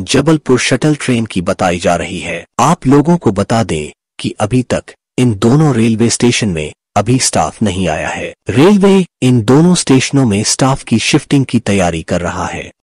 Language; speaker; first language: Hindi; native; Hindi